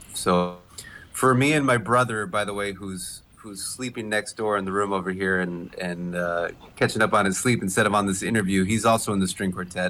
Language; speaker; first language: English; native; English